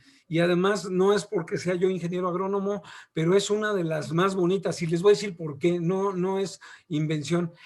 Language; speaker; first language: Spanish; native; Spanish